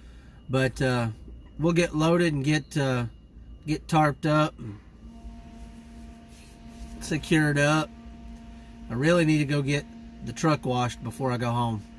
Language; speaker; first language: English; native; English